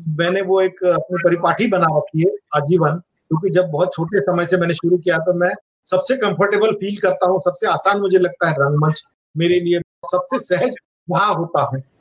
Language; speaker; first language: Hindi; non-native, local second language; Marathi